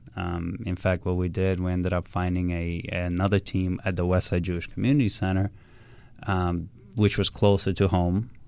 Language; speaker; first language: English; early bilingual, other home language; Russian